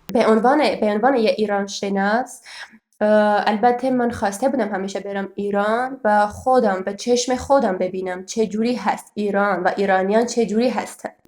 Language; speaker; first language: Persian; non-native, fluent; Armenian